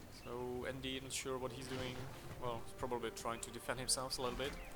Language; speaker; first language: English; non-native, fluent; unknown